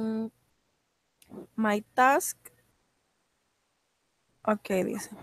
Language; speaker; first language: English; non-native, learner; Spanish